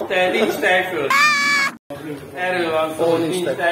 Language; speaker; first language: Hungarian; non-native, learner; Vietnamese